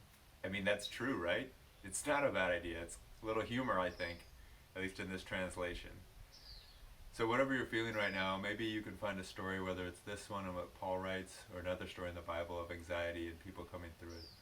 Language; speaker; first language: English; native; English